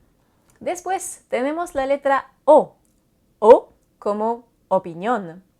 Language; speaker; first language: Spanish; non-native, fluent; French